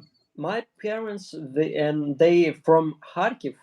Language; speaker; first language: English; non-native, learner; Russian